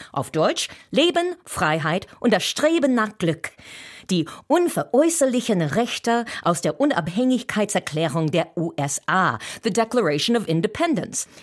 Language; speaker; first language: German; non-native, fluent; English